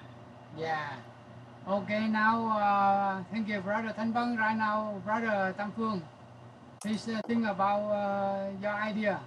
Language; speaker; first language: English; non-native, learner; Vietnamese